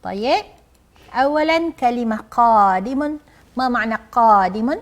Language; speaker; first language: Arabic; non-native, fluent; Malay